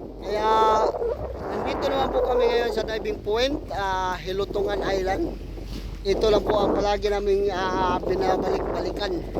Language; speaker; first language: Filipino; native; Filipino